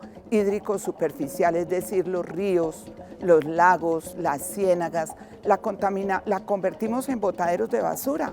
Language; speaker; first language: Spanish; native; Spanish